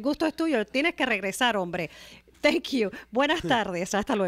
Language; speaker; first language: Spanish; native; Spanish